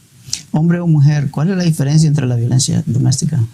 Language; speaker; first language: Spanish; native; Spanish